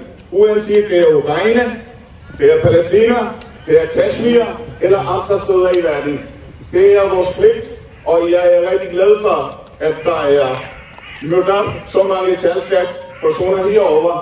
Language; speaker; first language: Danish; non-native, fluent; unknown